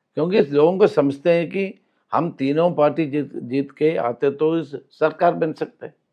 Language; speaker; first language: Hindi; non-native, local second language; Malayalam